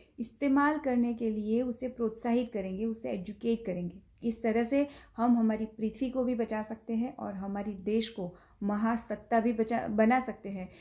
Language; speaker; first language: Hindi; non-native, local second language; Gujarati